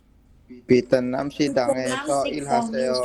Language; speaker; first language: Korean; non-native, learner; Indonesian